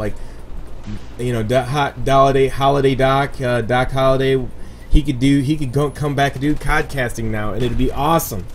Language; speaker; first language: English; native; English